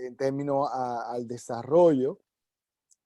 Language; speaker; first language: Spanish; native; Spanish